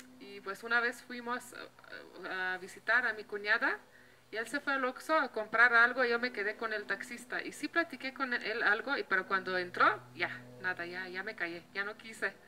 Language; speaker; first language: Spanish; non-native, fluent; Slovenian